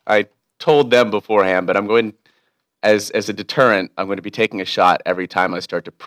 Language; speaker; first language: English; native; English